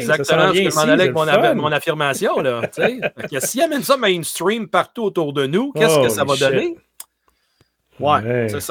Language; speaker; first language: French; native; French